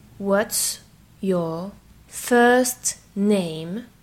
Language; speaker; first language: English; non-native, fluent; French